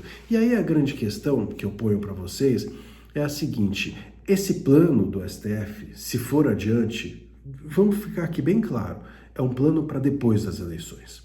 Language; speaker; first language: Portuguese; native; Portuguese